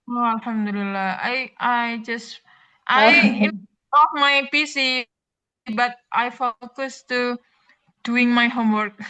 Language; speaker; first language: English; non-native, learner; Indonesian